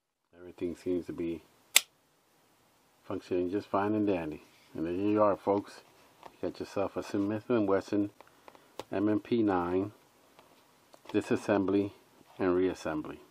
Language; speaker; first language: English; native; English